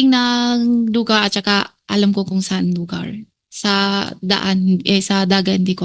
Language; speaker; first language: Filipino; early bilingual, other home language; Chinese